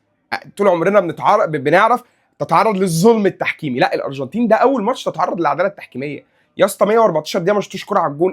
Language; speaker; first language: Arabic; native; Arabic